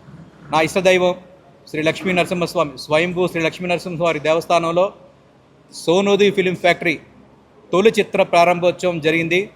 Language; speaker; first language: Telugu; native; Telugu